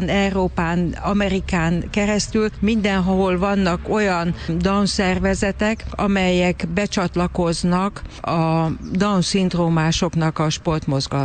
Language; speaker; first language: Hungarian; native; Hungarian